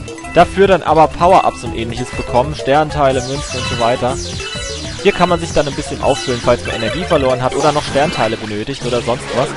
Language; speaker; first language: German; native; German